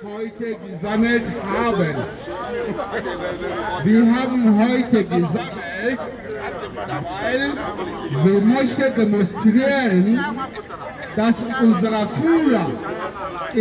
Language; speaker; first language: German; non-native, fluent; Igbo